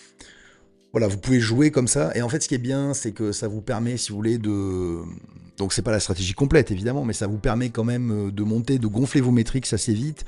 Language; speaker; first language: French; native; French